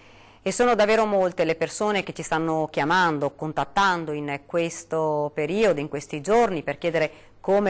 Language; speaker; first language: Italian; native; Italian